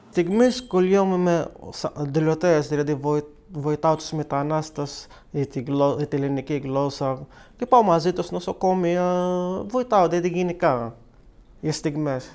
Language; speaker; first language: Greek; early bilingual, other home language; Arabic